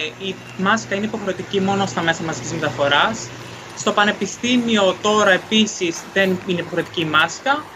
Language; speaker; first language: Greek; native; Greek